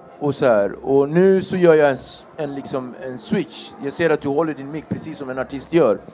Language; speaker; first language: Swedish; early bilingual, other home language; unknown